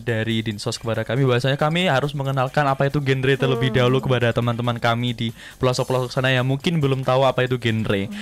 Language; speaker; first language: Indonesian; native; Indonesian